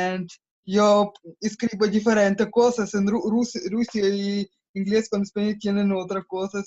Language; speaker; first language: Spanish; non-native, learner; Russian